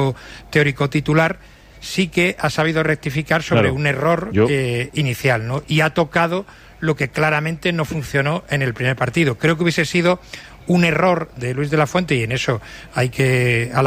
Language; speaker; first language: Spanish; native; Spanish